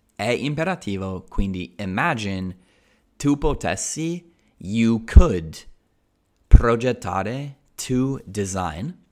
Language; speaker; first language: Italian; non-native, fluent; English